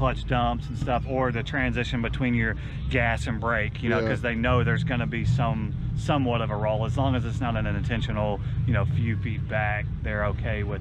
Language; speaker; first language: English; native; English